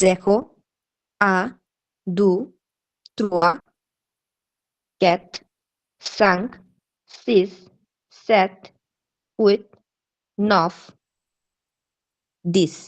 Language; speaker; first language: French; non-native, learner; Bangla